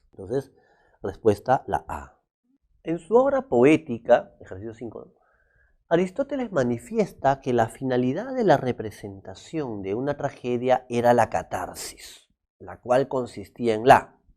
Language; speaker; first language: Spanish; native; Spanish